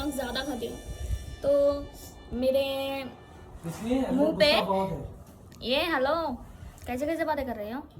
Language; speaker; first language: Hindi; non-native, local second language; Bangla